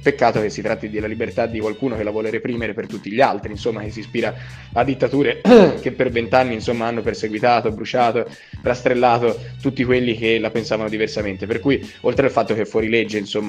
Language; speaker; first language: Italian; native; Italian